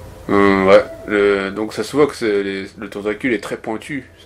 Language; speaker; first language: French; non-native, fluent; Japanese